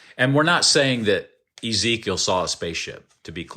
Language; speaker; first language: English; native; English